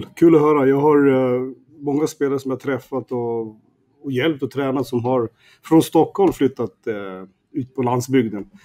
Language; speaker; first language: Swedish; early bilingual, other home language; Kurdish